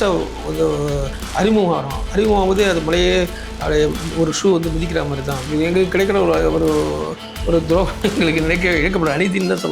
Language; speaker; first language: Tamil; native; Tamil